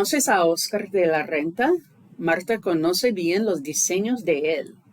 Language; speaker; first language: Spanish; non-native, fluent; English